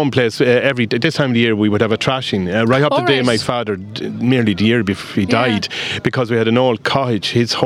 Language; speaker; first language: English; native; English